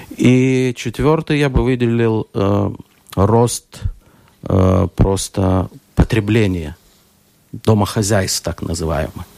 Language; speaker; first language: Russian; non-native, local second language; Lithuanian